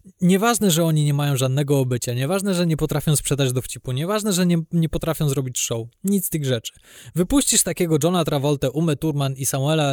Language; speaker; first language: Polish; native; Polish